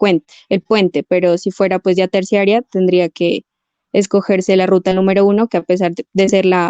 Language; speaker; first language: Spanish; native; Spanish